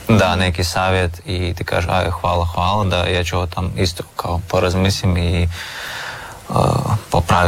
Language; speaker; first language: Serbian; non-native, learner; Russian